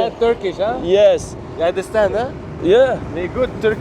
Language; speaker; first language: English; non-native, learner; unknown